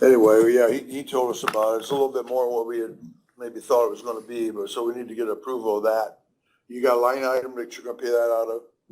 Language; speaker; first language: English; native; English